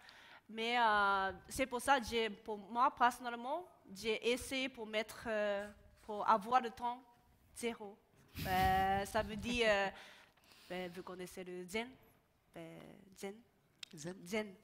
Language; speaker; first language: French; non-native, learner; Japanese